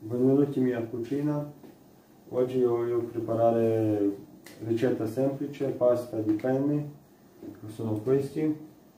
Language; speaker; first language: Italian; non-native, learner; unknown